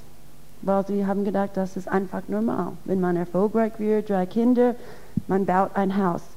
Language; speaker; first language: German; non-native, fluent; English